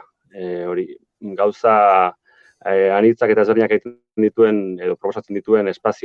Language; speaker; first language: Basque; native; Basque